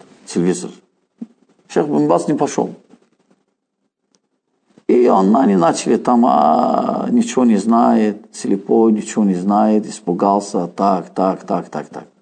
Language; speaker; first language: Russian; non-native, fluent; Azerbaijani